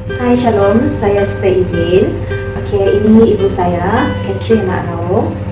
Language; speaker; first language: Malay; non-native, local second language; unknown